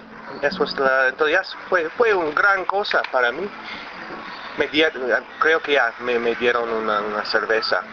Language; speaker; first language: Spanish; early bilingual, other home language; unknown